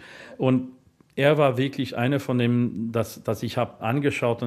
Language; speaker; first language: German; non-native, learner; English